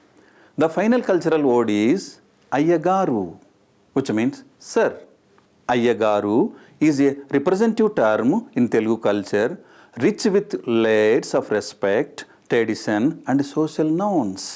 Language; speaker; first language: English; non-native, local second language; Telugu